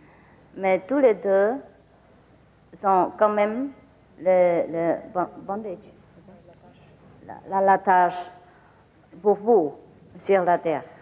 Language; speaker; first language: French; non-native, learner; Vietnamese